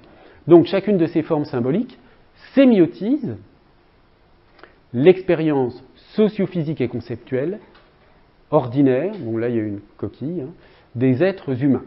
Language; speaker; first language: French; native; French